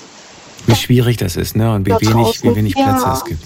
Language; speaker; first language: German; native; German